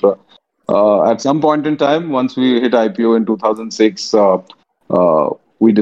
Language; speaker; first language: English; non-native, local second language; Tamil